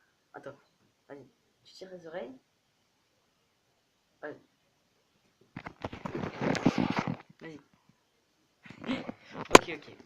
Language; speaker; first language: French; native; French